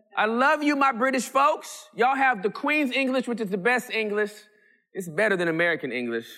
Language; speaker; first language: English; early bilingual, other home language; Yoruba